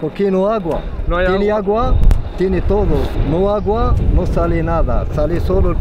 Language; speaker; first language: Spanish; non-native, learner; Arabic